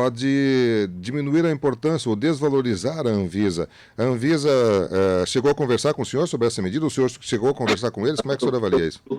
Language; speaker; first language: Portuguese; native; Portuguese